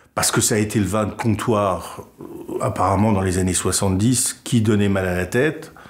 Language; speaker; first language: French; native; French